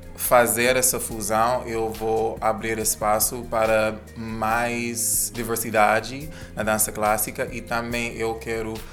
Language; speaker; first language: Portuguese; non-native, fluent; English